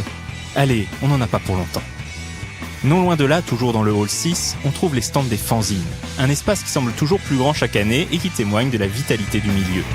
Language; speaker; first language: French; native; French